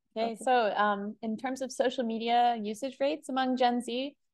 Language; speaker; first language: English; early bilingual, other home language; Japanese